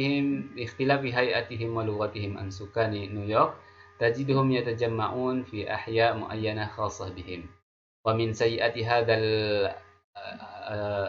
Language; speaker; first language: Arabic; non-native, fluent; Indonesian